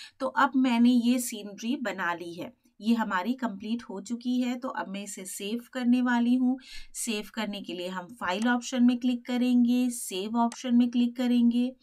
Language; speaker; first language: Hindi; native; Hindi